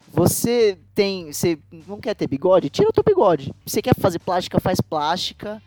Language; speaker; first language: Portuguese; native; Portuguese